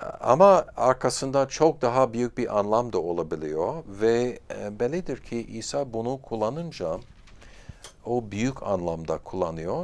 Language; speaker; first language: Turkish; non-native, fluent; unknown